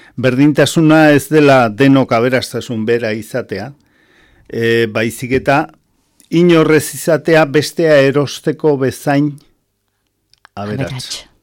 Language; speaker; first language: Basque; native; Basque